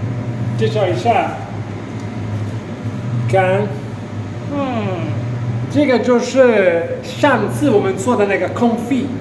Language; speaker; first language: Chinese; non-native, fluent; Italian